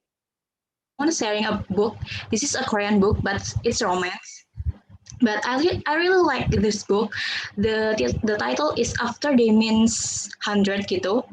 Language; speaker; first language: English; non-native, learner; Indonesian